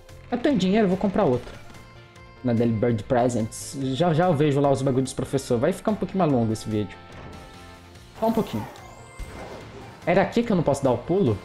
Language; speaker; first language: Portuguese; native; Portuguese